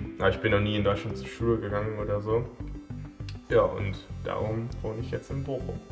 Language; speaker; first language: German; early bilingual, heritage; Dutch